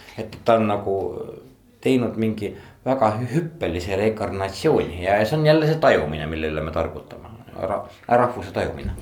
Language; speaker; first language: Estonian; native; Estonian